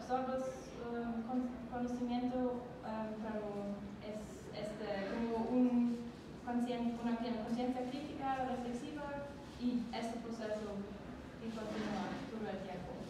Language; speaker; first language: Spanish; non-native, learner; German